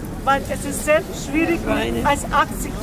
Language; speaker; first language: German; non-native, fluent; Ukrainian